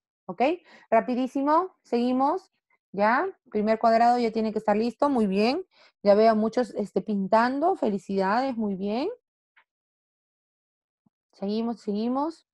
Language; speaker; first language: Spanish; native; Spanish